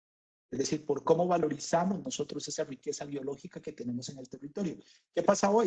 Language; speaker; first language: Spanish; native; Spanish